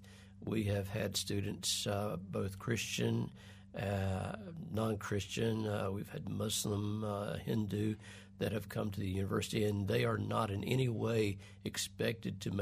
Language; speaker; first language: English; native; English